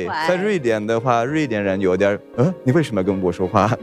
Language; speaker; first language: Chinese; non-native, learner; Swedish